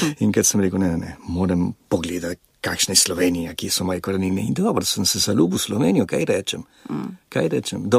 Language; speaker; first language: Slovenian; early bilingual, heritage; Slovenian